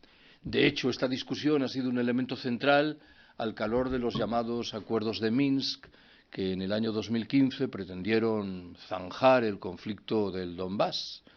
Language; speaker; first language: Spanish; native; Spanish